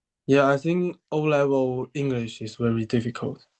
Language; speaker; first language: English; non-native, learner; Chinese